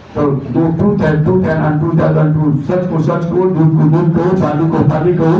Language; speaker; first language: Hindi; non-native, local second language; Marathi